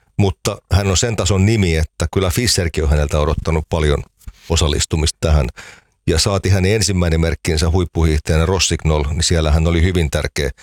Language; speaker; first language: Finnish; native; Finnish